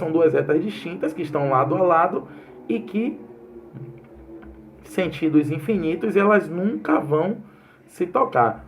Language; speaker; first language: Portuguese; native; Portuguese